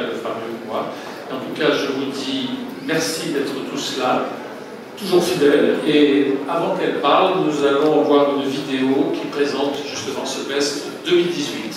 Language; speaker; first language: French; native; French